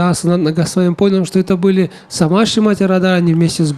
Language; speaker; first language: Russian; native; Russian